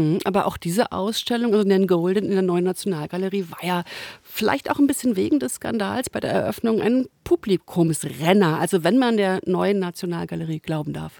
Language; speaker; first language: German; native; German